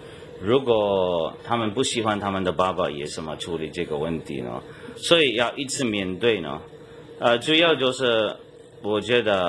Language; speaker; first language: Chinese; non-native, fluent; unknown